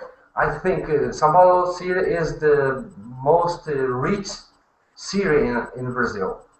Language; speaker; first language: English; non-native, learner; Portuguese